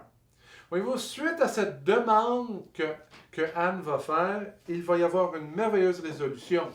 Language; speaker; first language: French; native; French